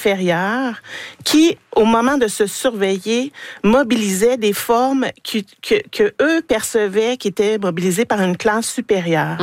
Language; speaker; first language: French; native; French